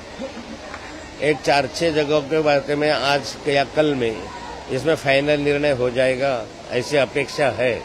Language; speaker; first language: Hindi; non-native, local second language; Marathi